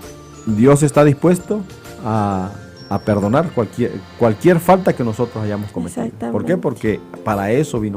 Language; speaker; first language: Spanish; native; Spanish